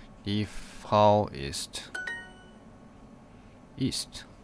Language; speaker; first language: German; non-native, learner; English